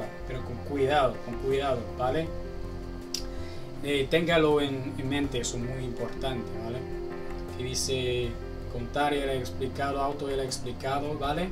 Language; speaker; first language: Spanish; non-native, learner; Chinese